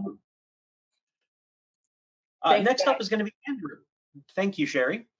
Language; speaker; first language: English; native; English